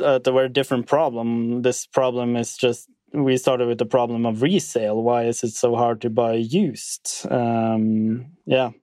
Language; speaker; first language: English; non-native, fluent; Norwegian